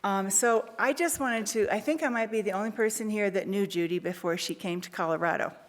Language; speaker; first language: English; native; English